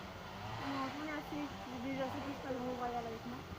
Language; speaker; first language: French; native; French